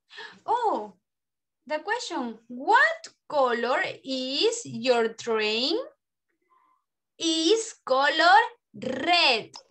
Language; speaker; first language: English; non-native, learner; Spanish